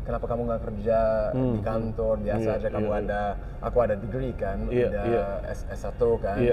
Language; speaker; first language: Indonesian; early bilingual, heritage; English